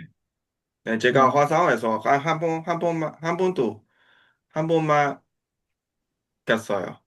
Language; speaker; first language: Korean; non-native, learner; Burmese